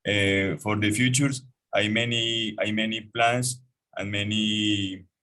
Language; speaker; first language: English; non-native, learner; Spanish